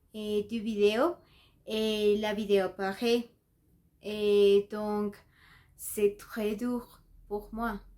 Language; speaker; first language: French; non-native, learner; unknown